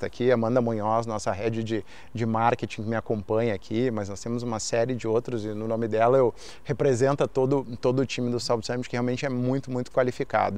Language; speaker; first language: Portuguese; native; Portuguese